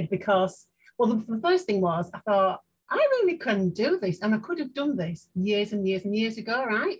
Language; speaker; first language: English; native; English